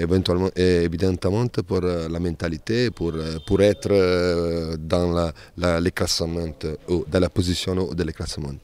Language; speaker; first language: French; non-native, fluent; Spanish